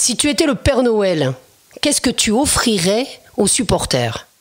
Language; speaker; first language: French; native; French